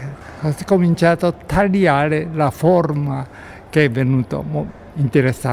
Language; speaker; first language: Italian; non-native, learner; Japanese